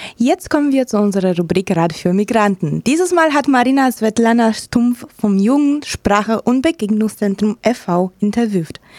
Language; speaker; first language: German; non-native, fluent; Romanian